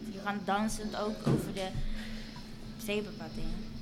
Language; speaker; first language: Dutch; non-native, fluent; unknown